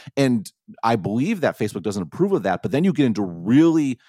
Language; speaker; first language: English; native; English